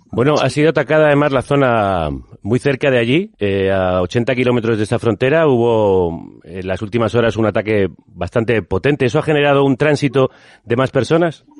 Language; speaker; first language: Spanish; native; Spanish